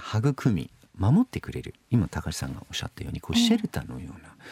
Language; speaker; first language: Japanese; non-native, fluent; English